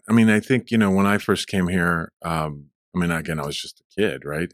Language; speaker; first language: English; early bilingual, other home language; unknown